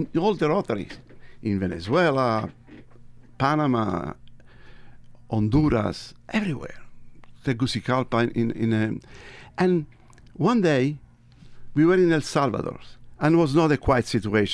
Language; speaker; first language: English; non-native, fluent; Italian